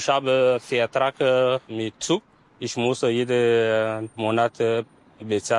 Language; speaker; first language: German; non-native, learner; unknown